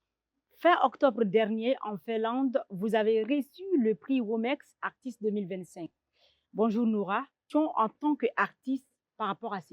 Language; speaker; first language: French; non-native, local second language; Arabic